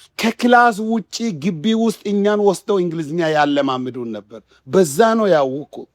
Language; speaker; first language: Amharic; non-native, local second language; Wolaytta